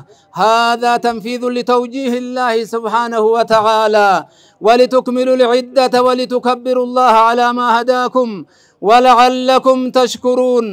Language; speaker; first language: Arabic; non-native, fluent; Oromo